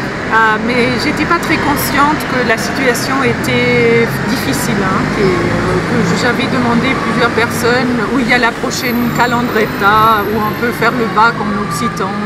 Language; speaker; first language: French; non-native, fluent; German